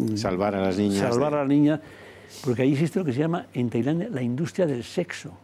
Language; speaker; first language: Spanish; native; Spanish